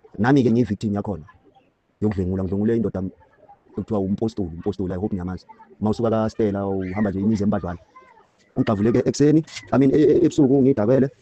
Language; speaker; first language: Zulu; non-native, local second language; Southern Sotho